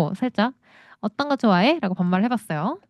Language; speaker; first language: Korean; native; Korean